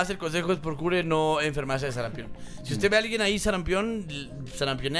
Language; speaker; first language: Spanish; native; Spanish